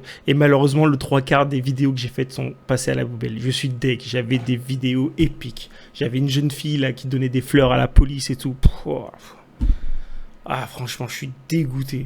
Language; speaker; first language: French; native; French